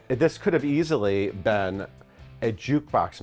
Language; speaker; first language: English; native; English